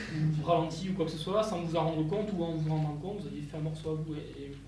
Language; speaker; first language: French; native; French